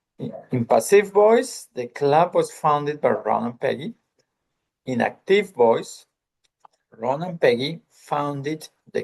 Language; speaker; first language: English; non-native, fluent; Spanish